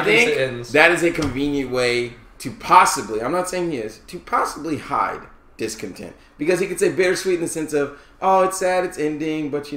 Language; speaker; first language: English; native; English